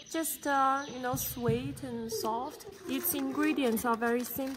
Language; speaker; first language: English; non-native, fluent; Chinese